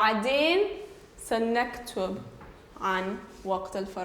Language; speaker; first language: Arabic; non-native, fluent; English